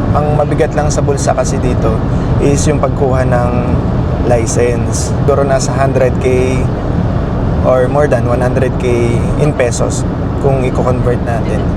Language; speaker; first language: Filipino; native; Filipino